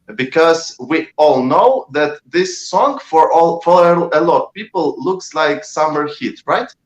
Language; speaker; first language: English; non-native, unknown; Ukrainian